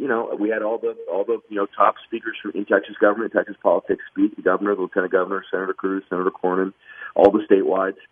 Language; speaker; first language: English; native; English